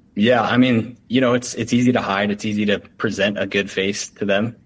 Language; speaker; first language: English; native; English